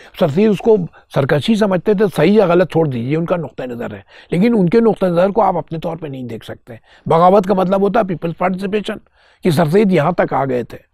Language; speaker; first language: Hindi; native; Hindi